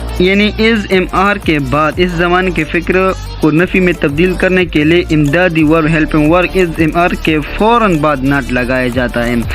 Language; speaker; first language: Urdu; non-native, local second language; Pashto